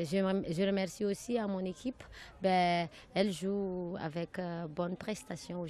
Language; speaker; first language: French; non-native, local second language; Malagasy